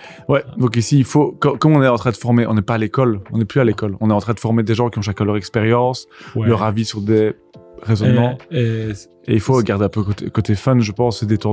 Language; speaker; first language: French; native; French